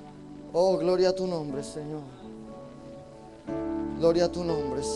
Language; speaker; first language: Spanish; native; Spanish